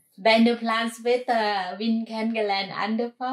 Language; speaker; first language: German; non-native, learner; Thai